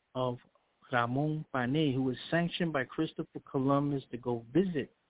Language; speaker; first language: English; early bilingual, other home language; Spanish